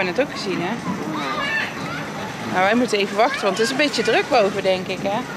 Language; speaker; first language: Dutch; native; Dutch